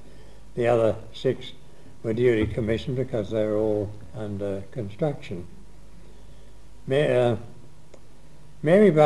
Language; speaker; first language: English; native; English